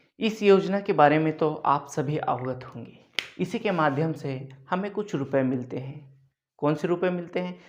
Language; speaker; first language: Hindi; native; Hindi